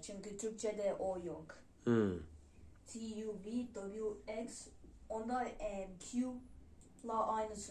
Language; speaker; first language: Turkish; non-native, learner; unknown